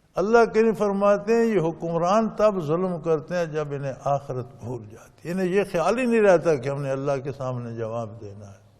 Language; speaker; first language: Urdu; non-native, local second language; Punjabi